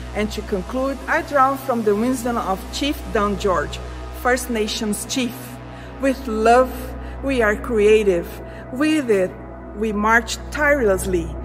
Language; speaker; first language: English; non-native, fluent; Portuguese